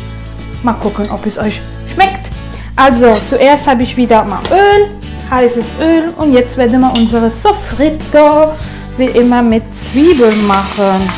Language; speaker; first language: German; non-native, fluent; Italian